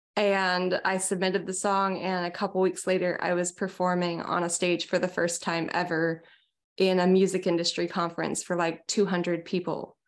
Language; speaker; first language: English; native; English